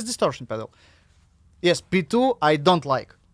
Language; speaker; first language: English; non-native, learner; Russian